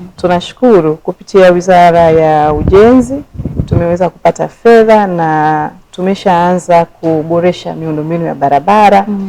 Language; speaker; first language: Swahili; native; Swahili